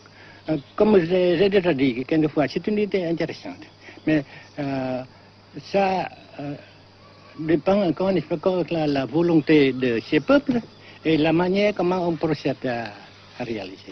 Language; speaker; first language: French; non-native, fluent; Vietnamese